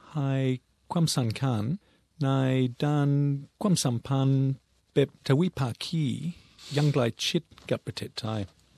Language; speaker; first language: Thai; non-native, learner; English